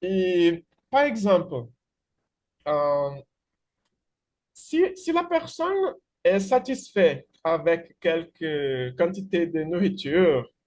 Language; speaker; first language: French; non-native, fluent; Portuguese